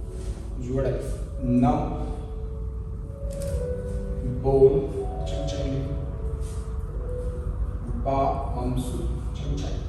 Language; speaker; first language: Vietnamese; non-native, fluent; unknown